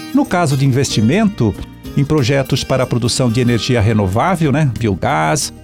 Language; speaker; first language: Portuguese; native; Portuguese